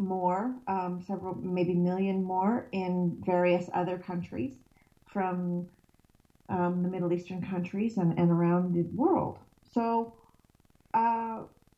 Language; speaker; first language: English; native; English